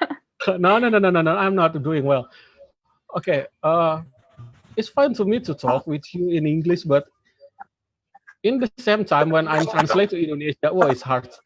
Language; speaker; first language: English; non-native, learner; Indonesian